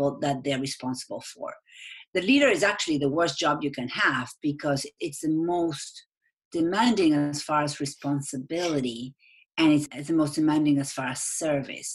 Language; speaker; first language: English; non-native, fluent; Spanish